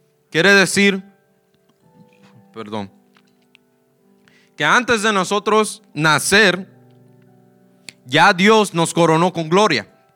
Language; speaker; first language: Spanish; early bilingual, heritage; Spanish